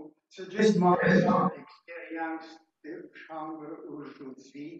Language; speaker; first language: French; non-native, learner; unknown